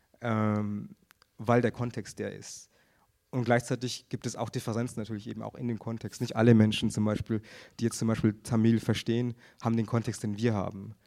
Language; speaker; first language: German; early bilingual, other home language; Tamil